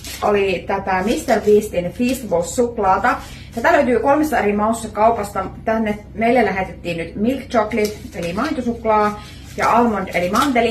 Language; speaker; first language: Finnish; native; Finnish